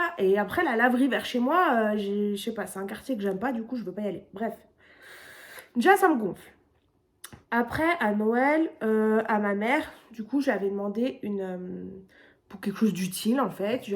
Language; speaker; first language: French; native; French